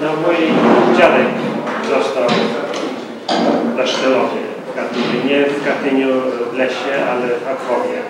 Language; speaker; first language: Polish; early bilingual, heritage; Polish